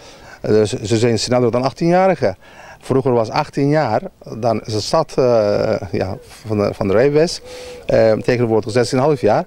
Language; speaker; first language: Dutch; non-native, learner; Turkish